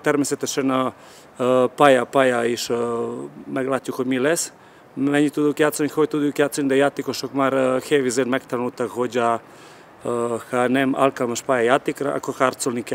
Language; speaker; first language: Hungarian; non-native, fluent; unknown